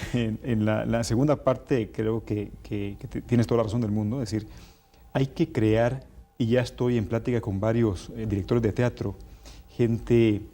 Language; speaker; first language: Spanish; native; Spanish